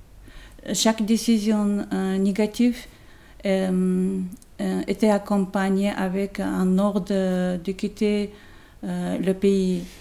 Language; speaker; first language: French; non-native, learner; Chechen